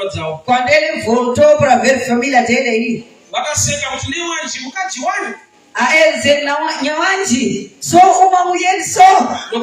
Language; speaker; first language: Portuguese; non-native, local second language; Shona